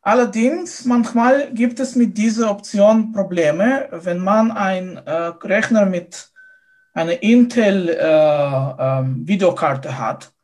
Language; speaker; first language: German; non-native, fluent; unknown